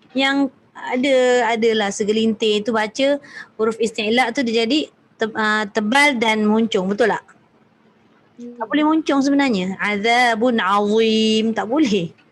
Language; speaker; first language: Malay; native; Malay